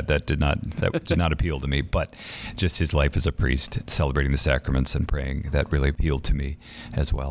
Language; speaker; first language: English; native; English